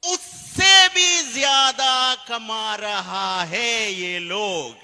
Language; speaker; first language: Hindi; non-native, fluent; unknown